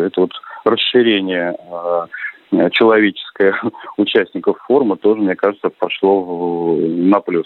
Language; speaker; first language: Russian; native; Russian